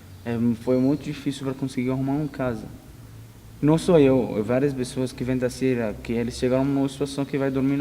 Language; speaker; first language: Portuguese; non-native, learner; Arabic